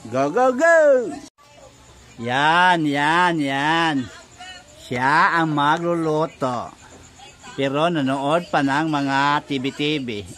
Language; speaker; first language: Filipino; non-native, local second language; Cebuano